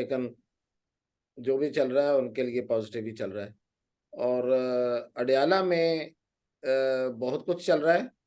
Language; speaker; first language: Urdu; non-native, local second language; Punjabi